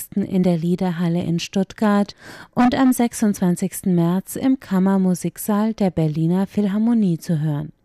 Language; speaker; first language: German; native; German